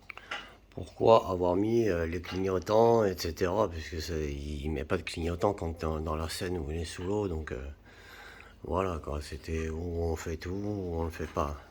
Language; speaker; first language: French; native; French